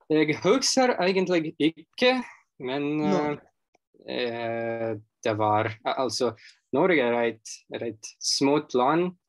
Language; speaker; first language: Norwegian; non-native, fluent; Russian